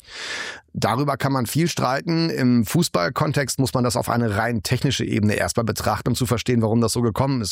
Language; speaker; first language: German; native; German